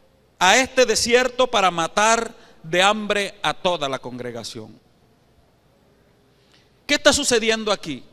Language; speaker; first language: Spanish; native; Spanish